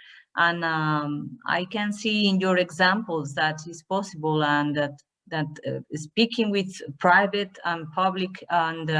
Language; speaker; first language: English; non-native, learner; Spanish